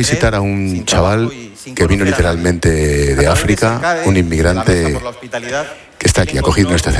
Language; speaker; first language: Spanish; native; Spanish